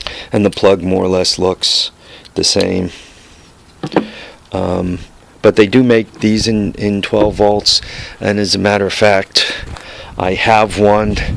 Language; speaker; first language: English; native; English